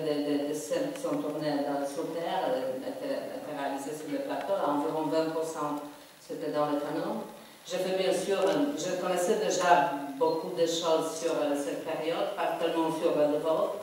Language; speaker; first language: French; non-native, fluent; Polish